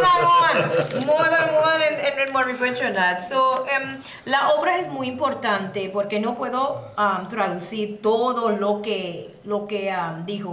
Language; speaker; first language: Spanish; non-native, learner; English